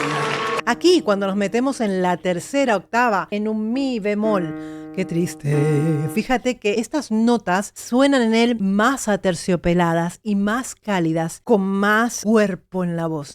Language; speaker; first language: Spanish; native; Spanish